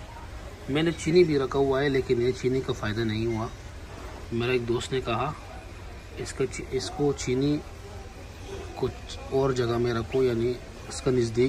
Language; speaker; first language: Hindi; non-native, fluent; Pashto